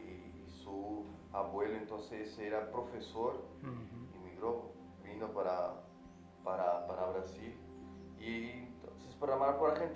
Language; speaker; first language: Spanish; non-native, fluent; Portuguese